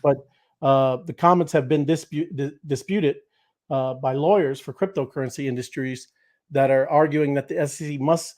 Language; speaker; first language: English; native; English